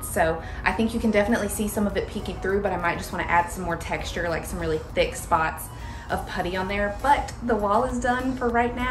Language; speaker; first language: English; native; English